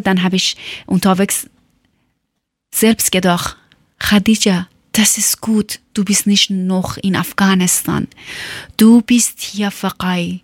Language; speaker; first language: German; non-native, learner; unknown